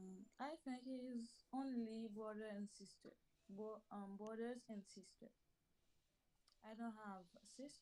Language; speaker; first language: English; non-native, learner; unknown